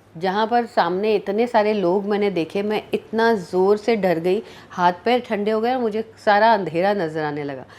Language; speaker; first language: Hindi; early bilingual, heritage; Hindi